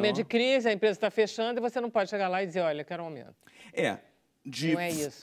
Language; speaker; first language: Portuguese; native; Portuguese